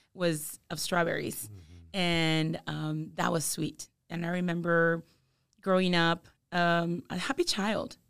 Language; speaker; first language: English; native; English